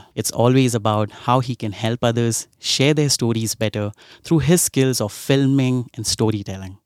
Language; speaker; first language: English; non-native, local second language; Hindi